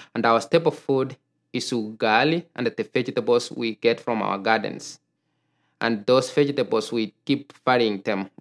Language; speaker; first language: English; non-native, local second language; Gusii